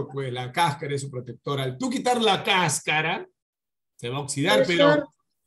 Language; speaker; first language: Spanish; native; Spanish